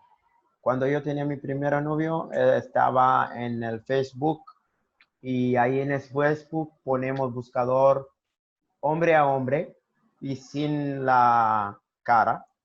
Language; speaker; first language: Spanish; non-native, learner; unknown